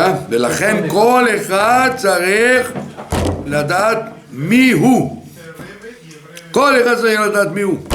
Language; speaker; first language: Hebrew; non-native, fluent; French